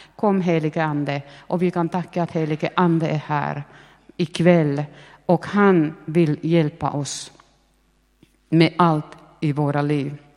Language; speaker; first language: Swedish; native; Swedish